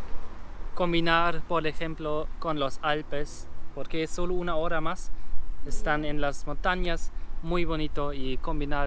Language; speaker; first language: Spanish; non-native, learner; German